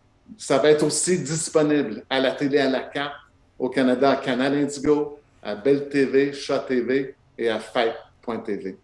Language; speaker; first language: French; native; French